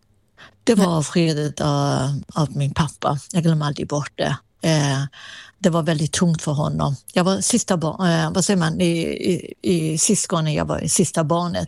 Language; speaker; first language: Swedish; non-native, fluent; Persian